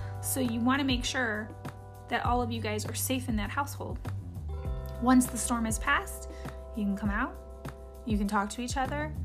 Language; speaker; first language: English; native; English